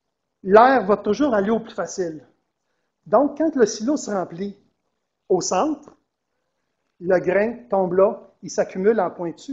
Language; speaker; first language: French; native; French